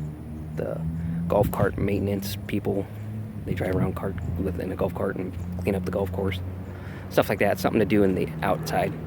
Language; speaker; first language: English; native; English